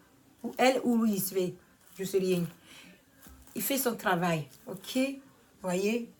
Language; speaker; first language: French; non-native, learner; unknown